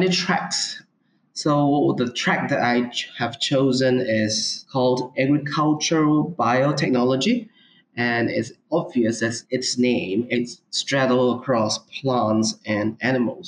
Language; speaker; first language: English; non-native, local second language; Cantonese